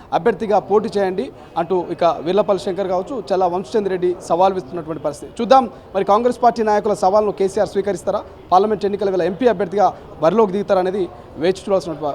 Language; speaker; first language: Telugu; native; Telugu